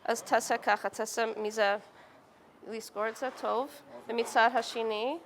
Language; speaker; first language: Hebrew; non-native, fluent; English